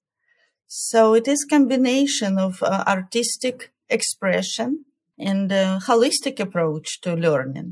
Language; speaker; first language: English; non-native, fluent; Ukrainian